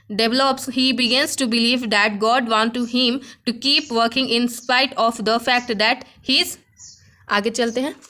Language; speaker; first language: Hindi; native; Hindi